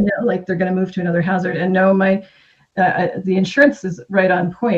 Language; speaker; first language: English; native; English